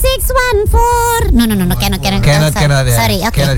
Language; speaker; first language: English; non-native, learner; Indonesian